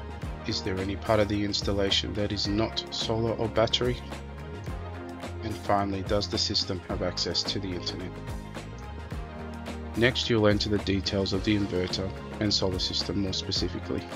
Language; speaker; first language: English; native; English